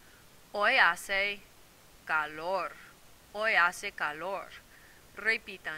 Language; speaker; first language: Spanish; non-native, fluent; English